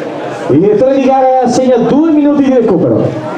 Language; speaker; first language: Italian; native; Italian